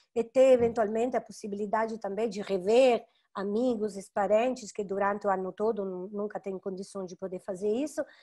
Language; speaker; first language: Portuguese; non-native, fluent; Italian